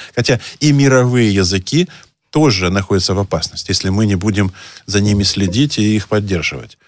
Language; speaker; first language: Russian; native; Russian